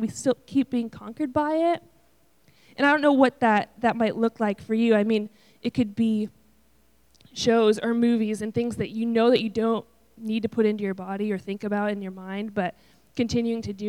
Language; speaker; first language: English; native; English